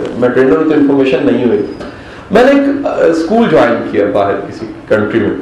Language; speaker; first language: Urdu; non-native, local second language; Punjabi